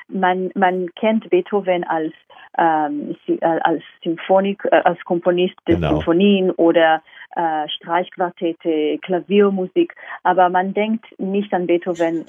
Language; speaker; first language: German; non-native, fluent; Hebrew